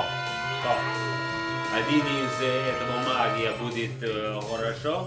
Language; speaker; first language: Russian; non-native, learner; English